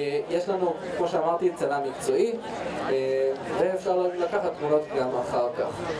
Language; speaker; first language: Hebrew; native; Hebrew